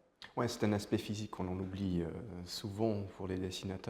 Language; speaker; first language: French; native; French